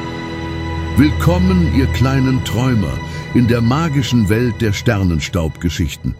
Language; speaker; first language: German; native; German